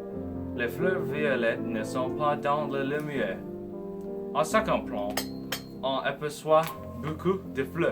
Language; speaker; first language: French; non-native, learner; English